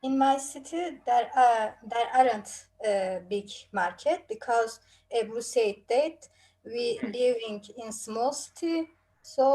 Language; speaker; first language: English; non-native, learner; Bangla